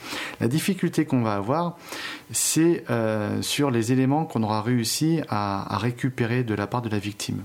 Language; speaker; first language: French; native; French